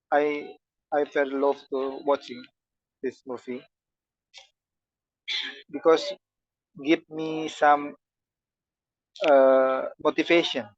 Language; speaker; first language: English; non-native, learner; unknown